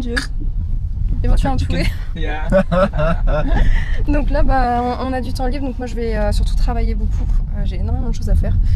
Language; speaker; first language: French; native; French